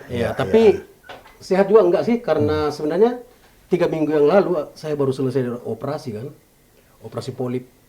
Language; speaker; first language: Indonesian; native; Indonesian